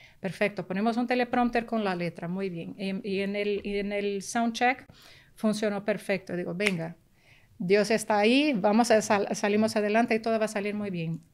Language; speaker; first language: Spanish; early bilingual, heritage; Spanish